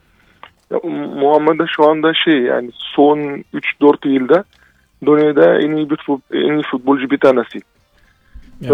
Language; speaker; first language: Turkish; non-native, fluent; Arabic